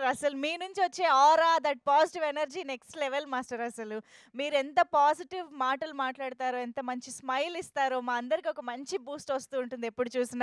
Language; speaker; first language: Telugu; native; Telugu